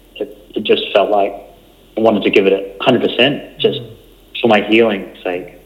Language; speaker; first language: English; early bilingual, other home language; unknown